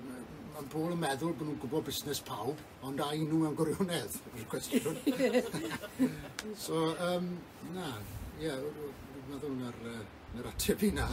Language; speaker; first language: Welsh; native; Welsh